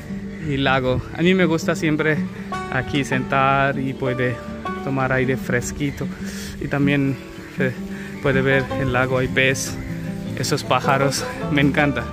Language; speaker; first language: Spanish; non-native, learner; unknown